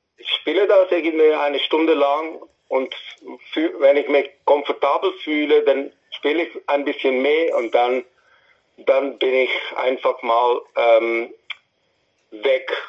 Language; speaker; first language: German; non-native, fluent; English